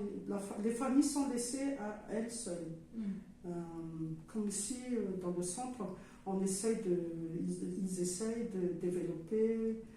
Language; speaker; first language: French; non-native, local second language; Malagasy